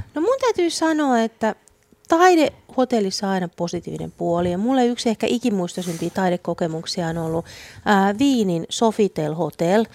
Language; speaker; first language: Finnish; native; Finnish